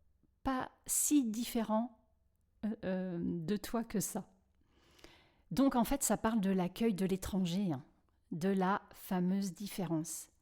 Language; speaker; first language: French; native; French